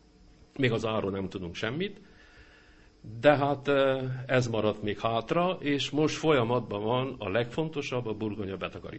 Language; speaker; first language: Hungarian; native; Hungarian